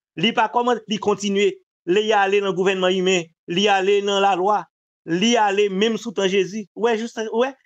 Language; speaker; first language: French; non-native, local second language; Haitian Creole